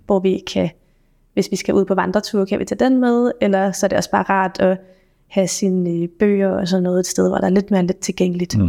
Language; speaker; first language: Danish; native; Danish